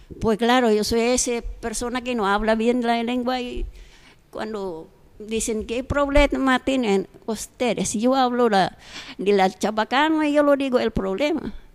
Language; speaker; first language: Spanish; non-native, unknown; Filipino